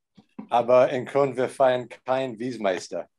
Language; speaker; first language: German; non-native, learner; English